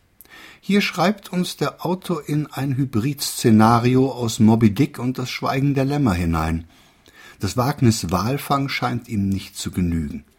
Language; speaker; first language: German; native; German